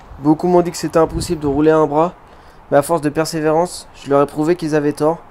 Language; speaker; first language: French; native; French